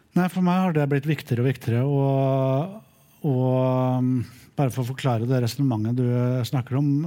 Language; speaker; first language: Norwegian; native; Norwegian